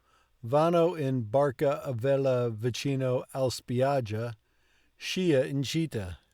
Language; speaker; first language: Italian; non-native, learner; English